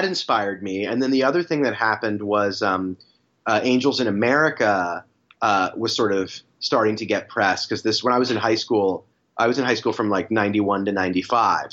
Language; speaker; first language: English; native; English